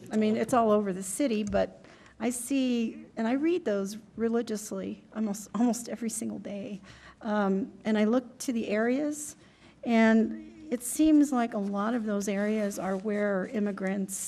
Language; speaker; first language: English; native; English